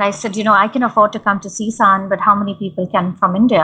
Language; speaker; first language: English; non-native, local second language; Hindi